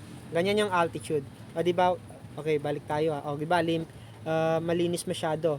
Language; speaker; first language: Filipino; native; Filipino